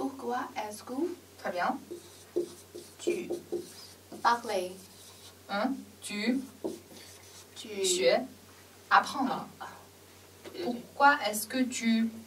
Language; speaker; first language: French; non-native, learner; Chinese